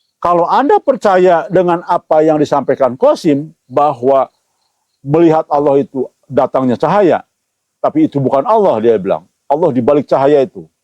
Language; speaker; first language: Indonesian; native; Indonesian